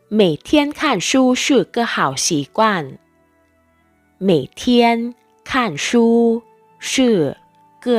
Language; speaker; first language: Chinese; non-native, fluent; Thai